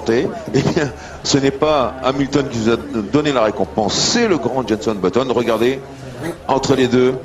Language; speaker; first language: French; native; French